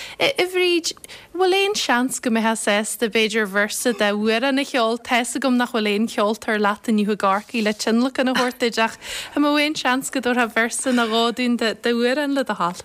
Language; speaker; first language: Irish; native; Irish